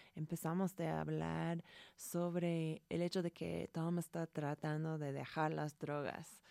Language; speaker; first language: Spanish; non-native, fluent; English